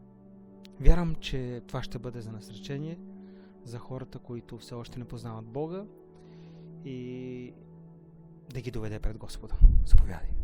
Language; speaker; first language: Bulgarian; native; Bulgarian